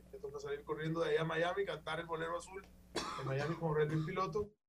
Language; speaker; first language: Spanish; native; Spanish